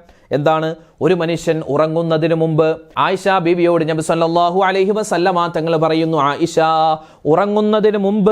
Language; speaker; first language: Malayalam; native; Malayalam